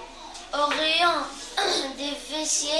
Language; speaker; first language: French; non-native, learner; Arabic